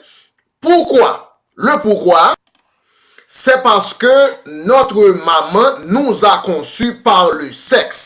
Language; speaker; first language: French; non-native, local second language; Haitian Creole